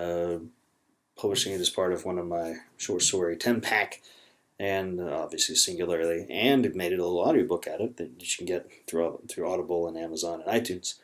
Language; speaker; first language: English; native; English